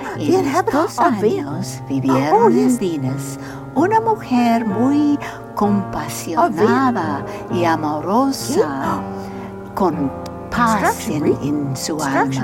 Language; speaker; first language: Spanish; non-native, learner; English